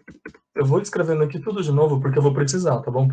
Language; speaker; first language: Portuguese; native; Portuguese